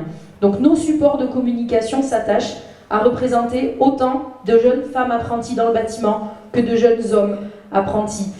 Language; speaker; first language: French; native; French